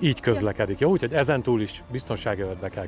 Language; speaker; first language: Hungarian; native; Hungarian